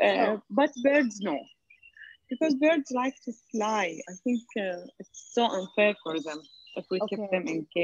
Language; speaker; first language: English; non-native, fluent; Arabic